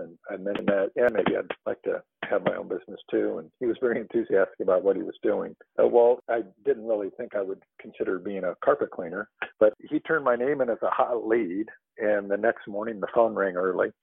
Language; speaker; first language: English; native; English